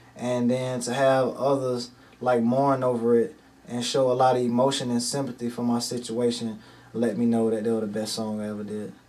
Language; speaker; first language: English; native; English